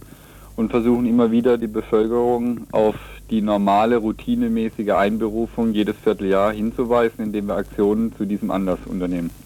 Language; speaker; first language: German; native; German